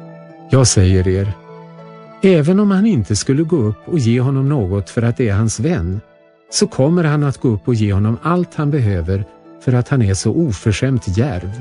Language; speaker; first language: Swedish; native; Swedish